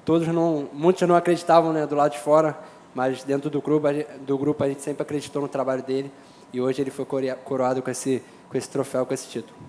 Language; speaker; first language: Portuguese; native; Portuguese